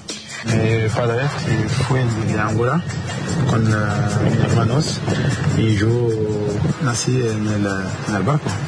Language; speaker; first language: Spanish; non-native, learner; French